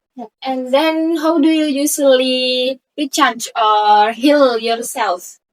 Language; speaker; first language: English; non-native, learner; Indonesian